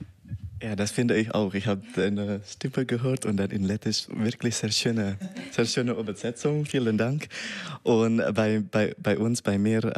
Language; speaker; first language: German; non-native, learner; Indonesian